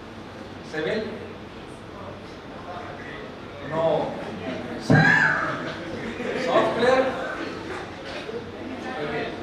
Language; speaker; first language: English; non-native, local second language; Hindi